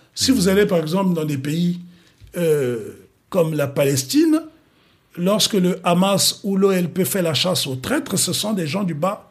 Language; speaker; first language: French; non-native, local second language; Kongo